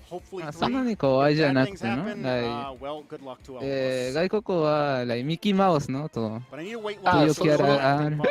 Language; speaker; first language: Japanese; non-native, learner; Spanish